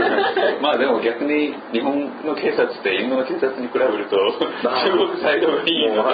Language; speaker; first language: Japanese; non-native, fluent; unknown